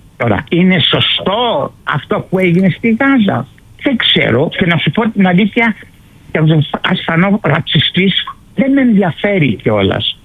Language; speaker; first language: Greek; early bilingual, heritage; Greek